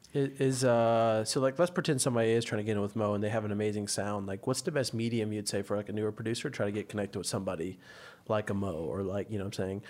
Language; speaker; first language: English; native; English